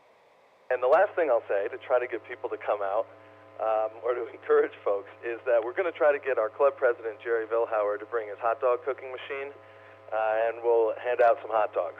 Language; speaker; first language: English; native; English